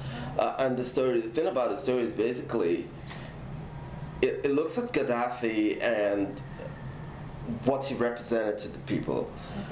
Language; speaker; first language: English; non-native, local second language; Igbo